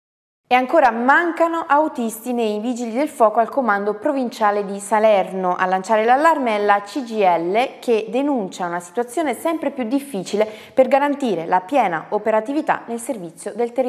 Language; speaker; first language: Italian; native; Italian